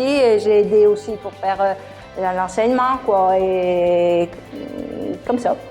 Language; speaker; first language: French; early bilingual, other home language; Italian